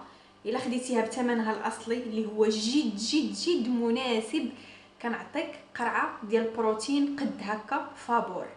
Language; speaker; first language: Arabic; native; Arabic